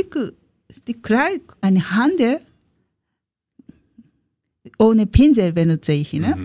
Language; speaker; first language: German; non-native, learner; Japanese